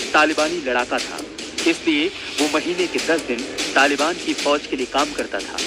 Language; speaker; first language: Hindi; native; Hindi